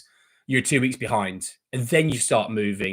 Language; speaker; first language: English; native; English